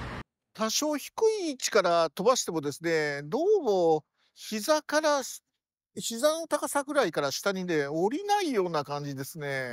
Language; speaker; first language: Japanese; native; Japanese